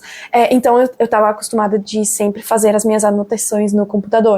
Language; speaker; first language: Portuguese; non-native, fluent; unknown